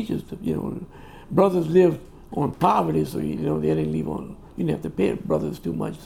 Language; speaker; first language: English; native; English